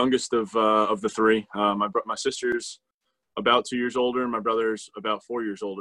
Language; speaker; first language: English; native; English